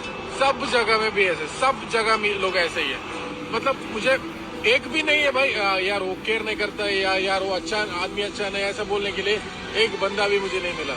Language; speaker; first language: Hindi; non-native, local second language; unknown